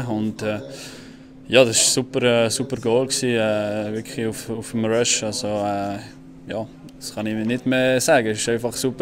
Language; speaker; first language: German; non-native, local second language; French